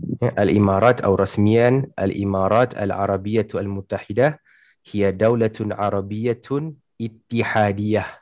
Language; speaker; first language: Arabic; non-native, fluent; Malay